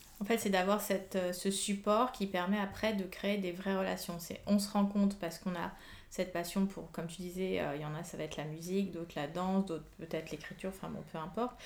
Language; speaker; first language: French; native; French